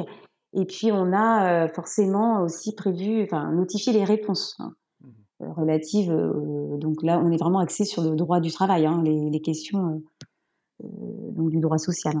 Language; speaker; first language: French; native; French